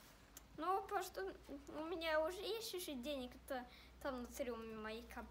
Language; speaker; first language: Russian; early bilingual, heritage; Russian